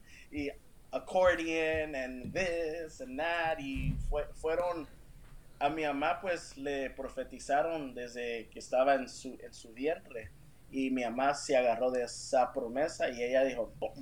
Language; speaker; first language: Spanish; early bilingual, heritage; Spanish